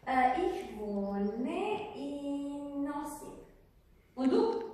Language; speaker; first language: German; non-native, fluent; Croatian